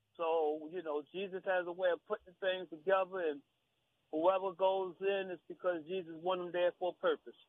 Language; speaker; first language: English; native; English